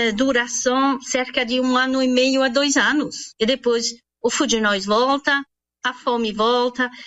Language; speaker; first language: Portuguese; non-native, fluent; French